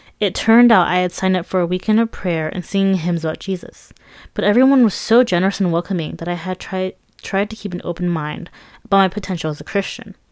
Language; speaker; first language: English; early bilingual, other home language; Persian